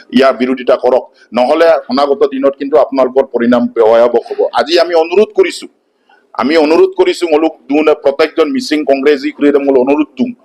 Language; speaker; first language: Assamese; non-native, local second language; Mising